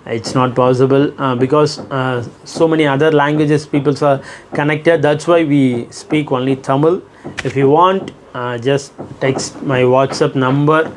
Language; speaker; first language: English; non-native, local second language; Tamil